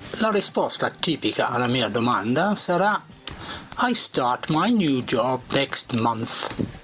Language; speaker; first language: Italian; non-native, fluent; English